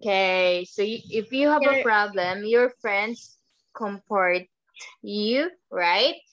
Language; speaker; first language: English; non-native, fluent; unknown